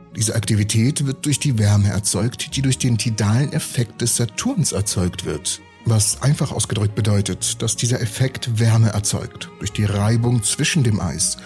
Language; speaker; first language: German; early bilingual, other home language; Russian